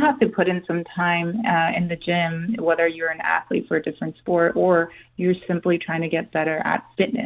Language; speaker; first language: English; non-native, fluent; Korean